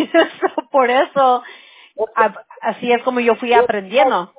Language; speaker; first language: Spanish; early bilingual, heritage; Spanish